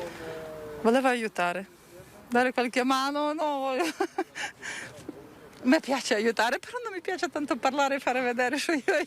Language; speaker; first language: Italian; non-native, learner; Ukrainian